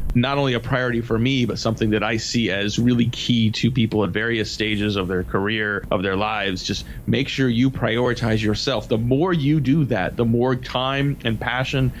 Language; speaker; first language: English; native; English